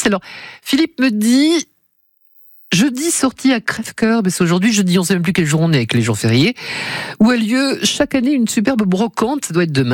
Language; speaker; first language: French; native; French